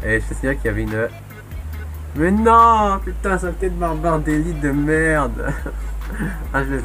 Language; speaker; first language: French; native; French